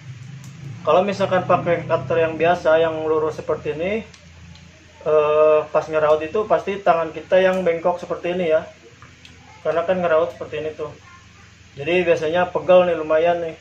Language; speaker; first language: Indonesian; native; Indonesian